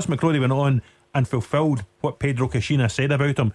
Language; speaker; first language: English; native; English